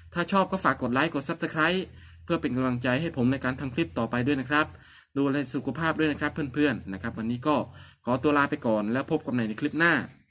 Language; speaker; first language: Thai; non-native, local second language; Northern Khmer